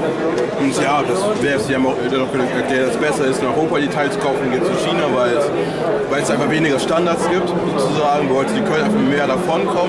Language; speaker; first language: German; native; German